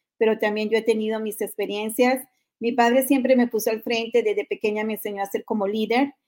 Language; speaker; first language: Spanish; native; Spanish